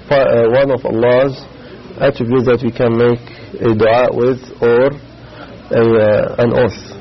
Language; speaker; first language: English; non-native, fluent; Arabic